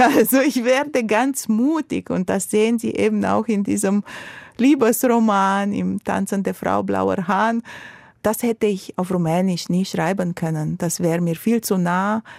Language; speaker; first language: German; non-native, fluent; Romanian